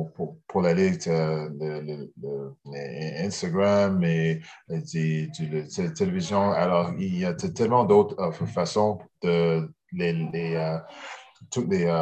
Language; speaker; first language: French; early bilingual, heritage; English